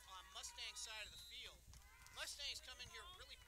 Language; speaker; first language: English; native; English